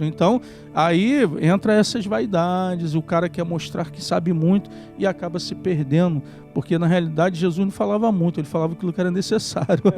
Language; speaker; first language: Portuguese; native; Portuguese